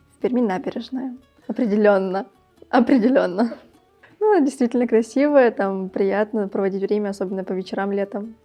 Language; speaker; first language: Russian; early bilingual, other home language; Tajik